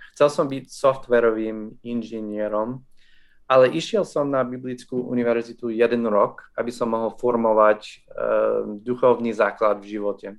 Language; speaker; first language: Slovak; non-native, fluent; English